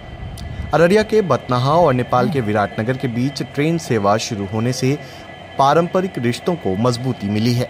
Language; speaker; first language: Hindi; native; Hindi